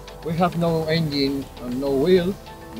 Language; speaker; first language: English; non-native, learner; Spanish